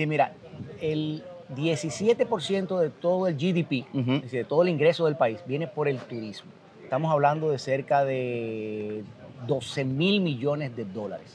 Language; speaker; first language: Spanish; native; Spanish